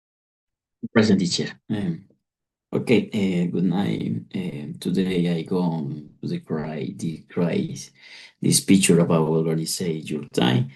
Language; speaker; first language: English; non-native, learner; Spanish